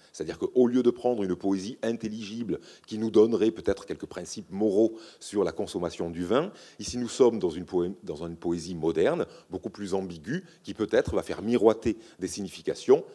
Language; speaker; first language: French; native; French